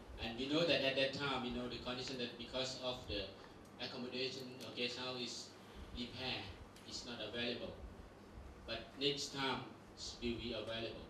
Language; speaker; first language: English; non-native, learner; Thai